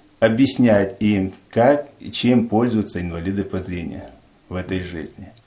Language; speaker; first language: Russian; non-native, local second language; Tajik